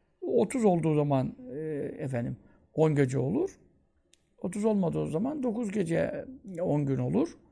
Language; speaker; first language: Turkish; native; Turkish